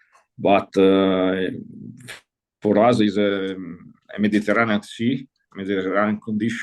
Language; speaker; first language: English; non-native, learner; Italian